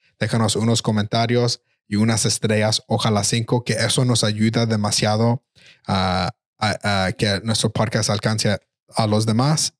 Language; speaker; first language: Spanish; early bilingual, heritage; Spanish